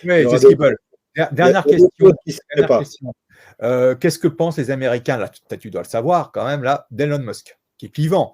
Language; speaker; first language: French; native; French